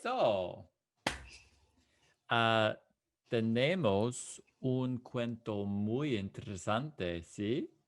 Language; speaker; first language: Spanish; non-native, fluent; English